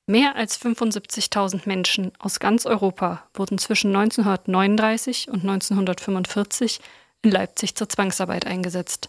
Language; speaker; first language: German; native; German